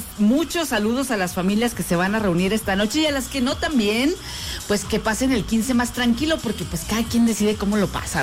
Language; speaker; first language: Spanish; native; Spanish